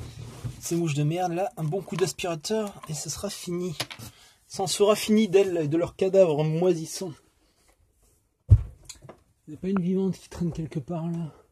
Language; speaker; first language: French; native; French